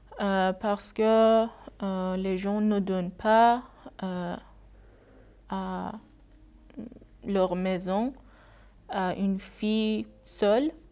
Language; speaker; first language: French; non-native, learner; Persian